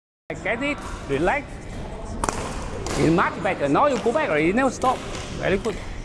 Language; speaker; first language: English; non-native, learner; Chinese